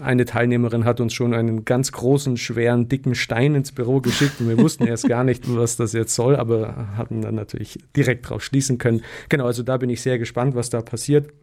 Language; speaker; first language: German; native; German